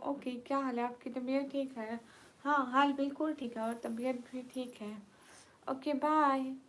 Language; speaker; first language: Urdu; non-native, local second language; Punjabi